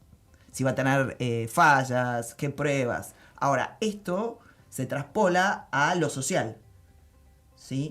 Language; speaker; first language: Spanish; native; Spanish